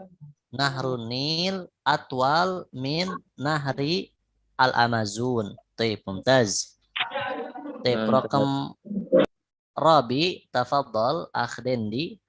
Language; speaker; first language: Arabic; non-native, fluent; Indonesian